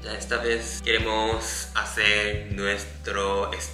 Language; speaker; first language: Spanish; non-native, learner; Japanese